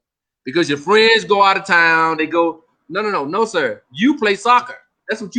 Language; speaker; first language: English; native; English